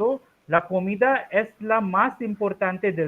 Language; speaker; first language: Spanish; non-native, fluent; Hindi